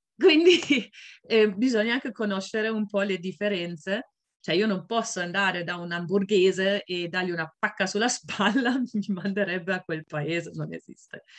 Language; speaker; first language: Italian; non-native, fluent; German